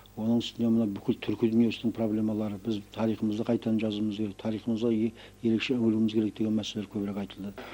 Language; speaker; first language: Kazakh; early bilingual, heritage; Kazakh